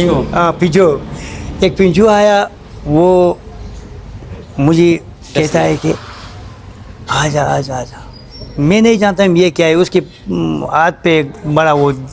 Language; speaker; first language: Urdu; non-native, fluent; Persian